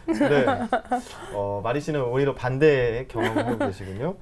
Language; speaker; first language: Korean; native; Korean